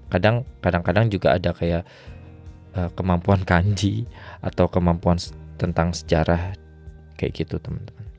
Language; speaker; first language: Indonesian; native; Indonesian